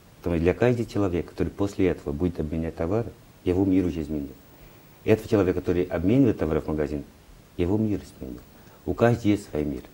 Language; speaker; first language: Russian; non-native, learner; Portuguese